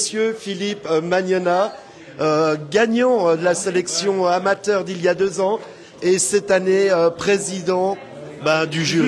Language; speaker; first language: French; native; French